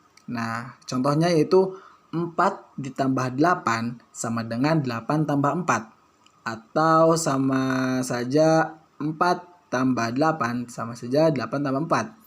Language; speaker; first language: Indonesian; native; Indonesian